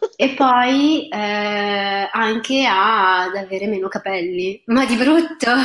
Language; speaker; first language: Italian; early bilingual, other home language; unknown